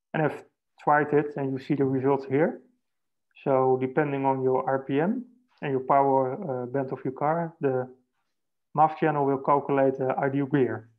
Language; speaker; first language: English; non-native, fluent; Dutch